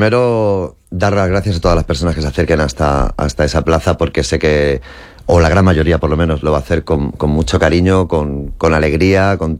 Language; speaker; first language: Spanish; native; Spanish